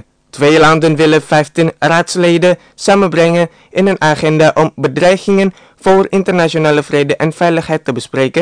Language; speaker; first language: Dutch; non-native, fluent; Indonesian